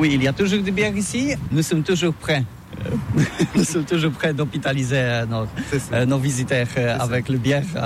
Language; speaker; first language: French; non-native, learner; Polish